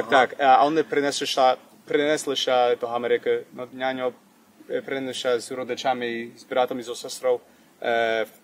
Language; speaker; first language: Ukrainian; early bilingual, heritage; English